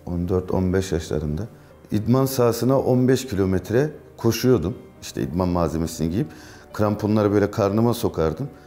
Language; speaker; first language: Turkish; early bilingual, heritage; Turkish